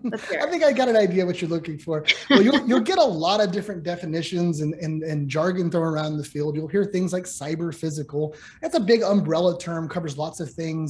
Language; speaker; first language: English; native; English